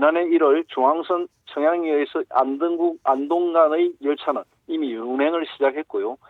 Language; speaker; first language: Korean; native; Korean